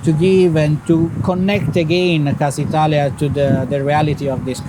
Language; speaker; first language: English; non-native, fluent; Italian